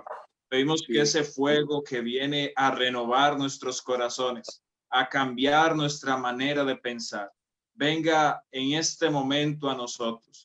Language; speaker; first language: Spanish; native; Spanish